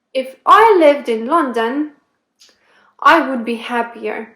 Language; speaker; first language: English; non-native, fluent; Ukrainian